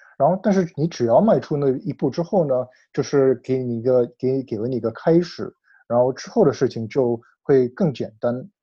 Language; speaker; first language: Chinese; early bilingual, heritage; Chinese